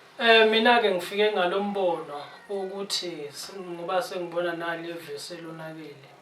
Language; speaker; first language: Zulu; non-native, local second language; Tswana